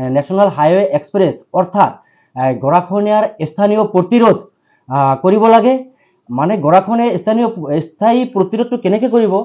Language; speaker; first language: Assamese; non-native, local second language; Bangla